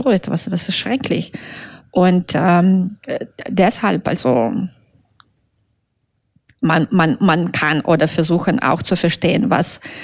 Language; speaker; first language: German; non-native, fluent; Russian